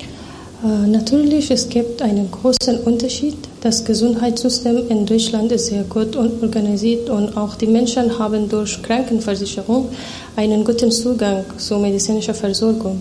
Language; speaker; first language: German; non-native, fluent; Persian